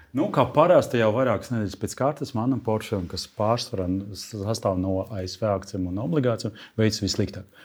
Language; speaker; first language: Latvian; non-native, local second language; Russian